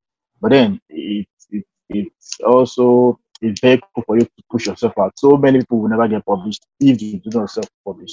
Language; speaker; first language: English; non-native, local second language; Yoruba